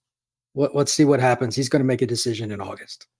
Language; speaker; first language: English; native; English